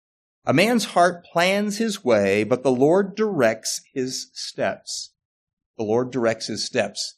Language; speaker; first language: English; native; English